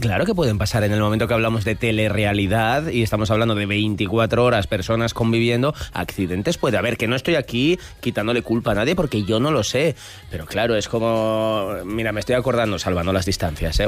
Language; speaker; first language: Spanish; native; Spanish